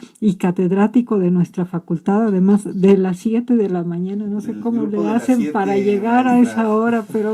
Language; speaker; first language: Spanish; native; Spanish